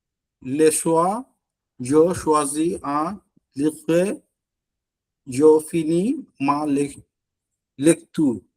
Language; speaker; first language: French; non-native, learner; Bangla